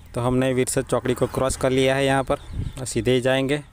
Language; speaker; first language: Hindi; non-native, local second language; Gujarati